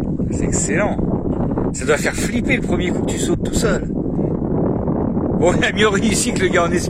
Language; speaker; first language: French; native; French